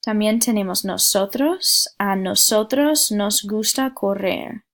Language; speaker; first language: Spanish; non-native, fluent; English